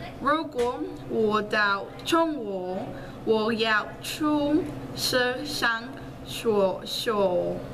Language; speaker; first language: Chinese; non-native, learner; Spanish